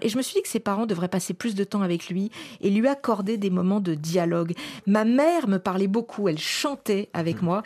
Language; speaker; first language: French; native; French